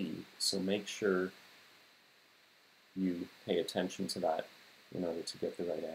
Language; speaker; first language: English; native; English